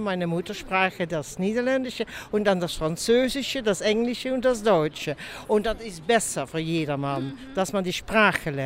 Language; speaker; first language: German; non-native, fluent; Dutch